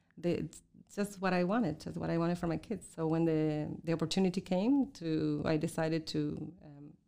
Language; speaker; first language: English; non-native, fluent; Spanish